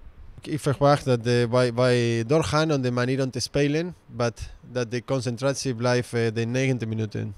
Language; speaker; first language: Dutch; non-native, learner; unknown